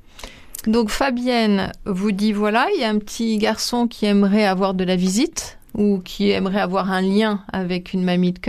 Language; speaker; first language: French; native; French